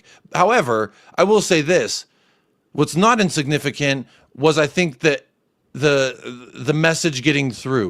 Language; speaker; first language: English; native; English